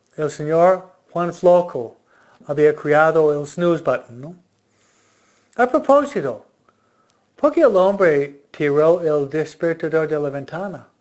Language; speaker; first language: Spanish; non-native, fluent; English